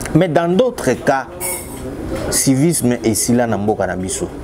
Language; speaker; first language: French; non-native, local second language; Lingala